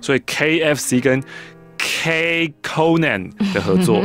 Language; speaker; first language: Chinese; native; Chinese